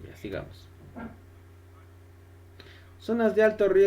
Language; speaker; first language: Spanish; native; Spanish